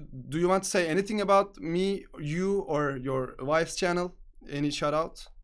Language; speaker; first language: English; non-native, fluent; Turkish